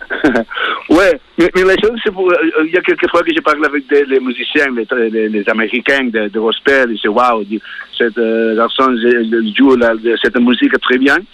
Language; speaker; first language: French; non-native, learner; Spanish